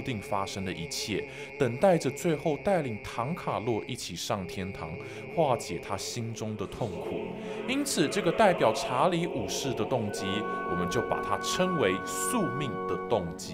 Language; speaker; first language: Chinese; native; Chinese